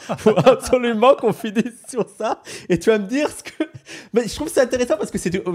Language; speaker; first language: French; native; French